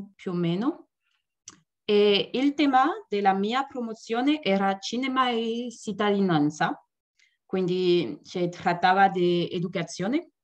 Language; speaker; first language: Italian; non-native, learner; French